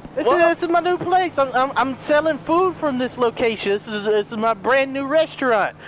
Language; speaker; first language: English; native; English